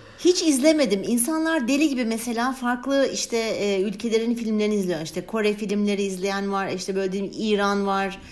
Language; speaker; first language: Turkish; early bilingual, heritage; Turkish